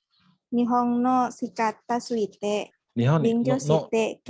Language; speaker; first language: Japanese; non-native, learner; Indonesian